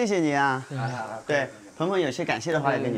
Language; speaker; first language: Chinese; native; Chinese